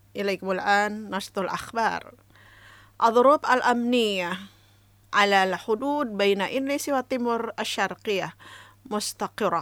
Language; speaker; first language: Arabic; non-native, fluent; Indonesian